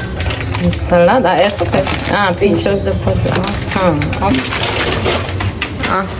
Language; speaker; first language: Spanish; non-native, learner; Polish